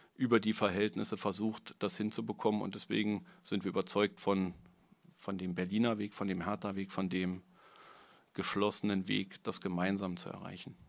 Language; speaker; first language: German; native; German